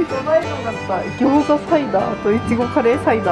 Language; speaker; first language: Japanese; native; Japanese